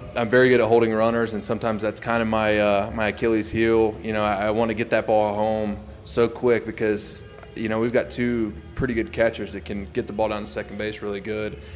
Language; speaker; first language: English; native; English